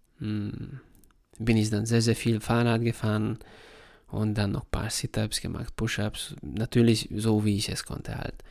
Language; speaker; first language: German; non-native, fluent; Hungarian